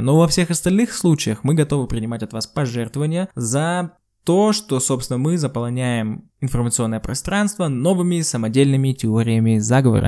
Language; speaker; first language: Russian; native; Russian